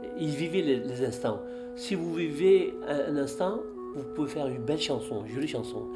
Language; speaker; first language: French; non-native, fluent; Turkish